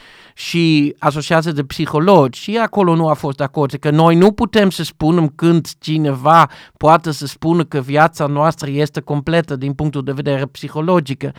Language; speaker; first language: Romanian; non-native, learner; Dutch